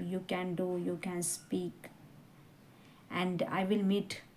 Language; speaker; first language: English; non-native, learner; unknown